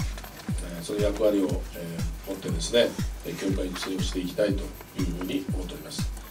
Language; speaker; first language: Japanese; native; Japanese